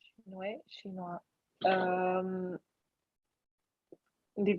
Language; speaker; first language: French; non-native, learner; Chinese